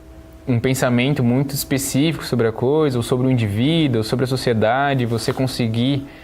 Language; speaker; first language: Portuguese; native; Portuguese